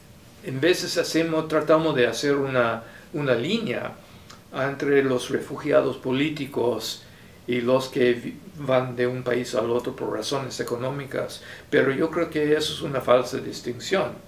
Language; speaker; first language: Spanish; non-native, fluent; English